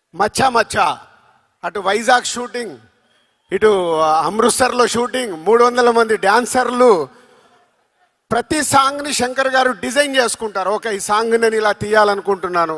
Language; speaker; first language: Telugu; native; Telugu